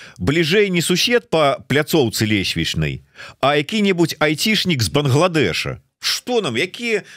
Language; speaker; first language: Belarusian; non-native, local second language; Russian